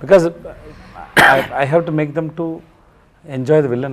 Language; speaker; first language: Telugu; non-native, learner; Tamil